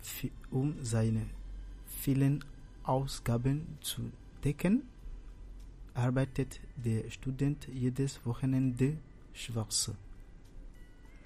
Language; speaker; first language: German; non-native, fluent; French